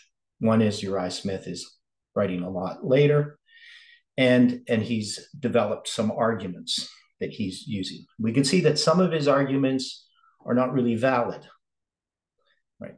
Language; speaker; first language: English; native; English